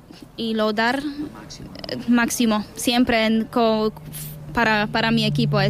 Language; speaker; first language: Spanish; non-native, learner; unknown